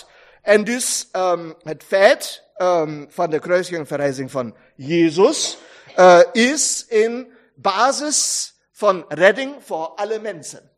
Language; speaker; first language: Dutch; non-native, fluent; German